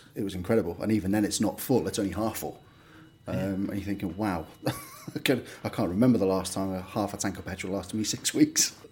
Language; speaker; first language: English; native; English